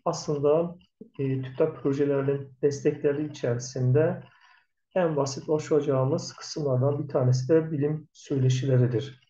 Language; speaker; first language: Turkish; native; Turkish